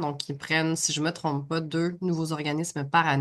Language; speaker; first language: French; native; French